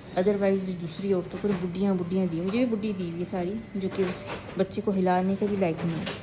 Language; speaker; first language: Urdu; native; Urdu